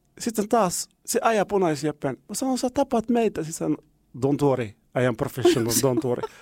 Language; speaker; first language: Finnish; non-native, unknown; Arabic